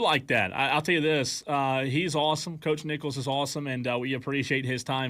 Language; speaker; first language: English; native; English